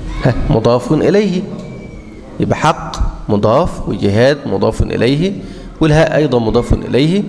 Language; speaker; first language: Arabic; native; Arabic